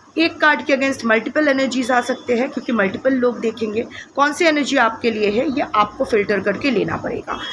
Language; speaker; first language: Hindi; non-native, local second language; Bangla